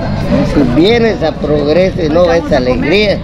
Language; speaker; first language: Spanish; native; Spanish